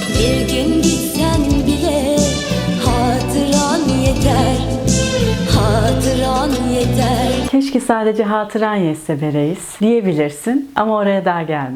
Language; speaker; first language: Turkish; native; Turkish